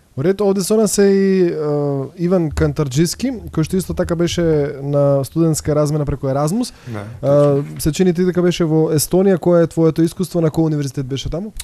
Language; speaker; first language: Macedonian; native; Macedonian